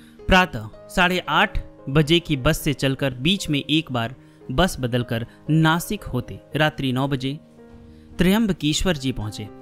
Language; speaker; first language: Hindi; native; Hindi